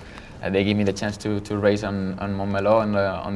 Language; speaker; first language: English; non-native, fluent; Spanish